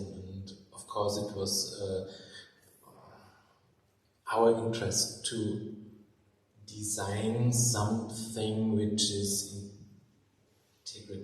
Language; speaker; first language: English; non-native, fluent; German